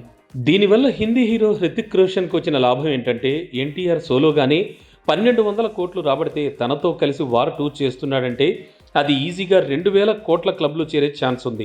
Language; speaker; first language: Telugu; native; Telugu